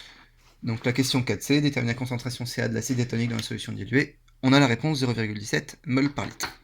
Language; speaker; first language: French; native; French